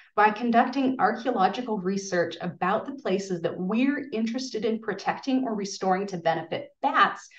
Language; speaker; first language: English; native; English